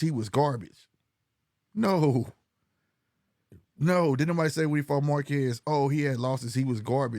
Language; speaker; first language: English; native; English